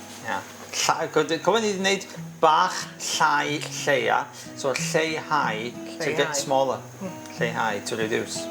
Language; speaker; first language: Welsh; native; Welsh